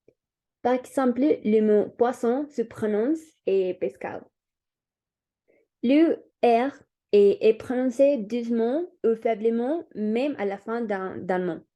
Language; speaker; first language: French; non-native, learner; Spanish